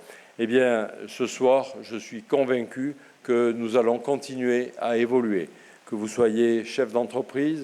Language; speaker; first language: French; native; French